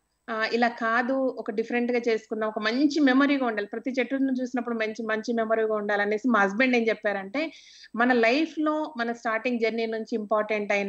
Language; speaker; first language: Telugu; native; Telugu